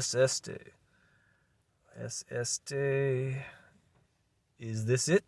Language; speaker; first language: Spanish; non-native, learner; English